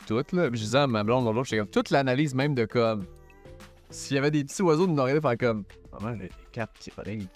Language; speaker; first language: French; native; French